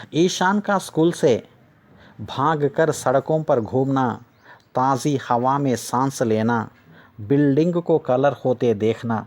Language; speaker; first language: Hindi; non-native, local second language; Telugu